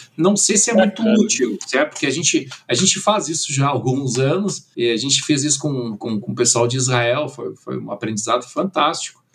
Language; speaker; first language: Portuguese; early bilingual, other home language; German